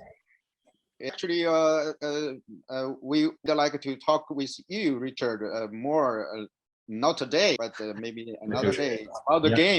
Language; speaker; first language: English; non-native, learner; Chinese